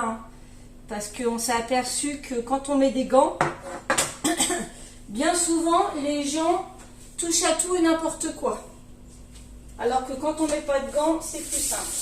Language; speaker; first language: French; native; French